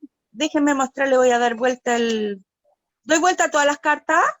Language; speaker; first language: Spanish; native; Spanish